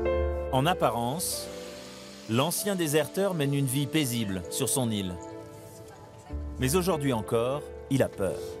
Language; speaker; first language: French; native; French